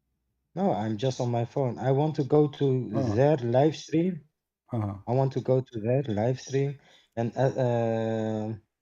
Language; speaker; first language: English; non-native, fluent; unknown